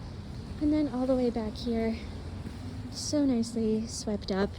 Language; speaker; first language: English; native; English